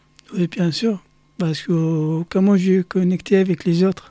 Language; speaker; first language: French; non-native, learner; Arabic